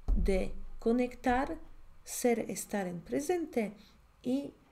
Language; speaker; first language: Spanish; non-native, fluent; Polish